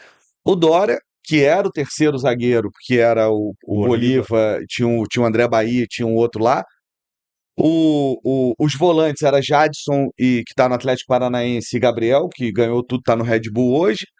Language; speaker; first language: Portuguese; native; Portuguese